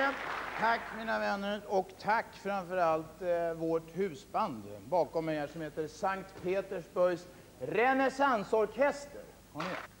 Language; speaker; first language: Swedish; native; Swedish